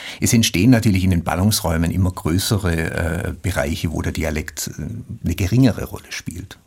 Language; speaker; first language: German; native; German